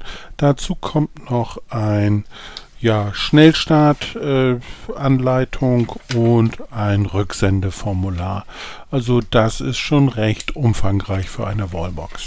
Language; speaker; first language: German; native; German